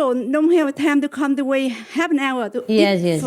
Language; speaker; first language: English; non-native, learner; Vietnamese